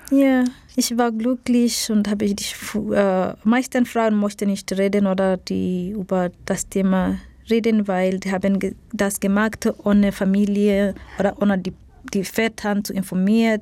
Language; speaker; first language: German; non-native, learner; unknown